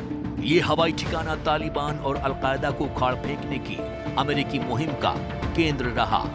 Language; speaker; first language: Hindi; native; Hindi